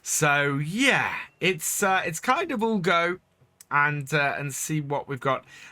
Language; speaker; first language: English; native; English